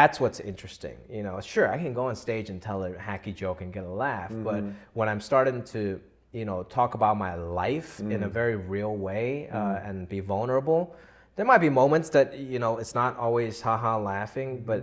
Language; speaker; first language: English; non-native, local second language; Wu Chinese